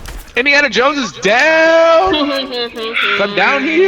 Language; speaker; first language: English; native; English